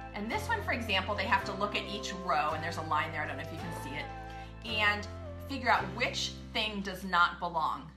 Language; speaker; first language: English; native; English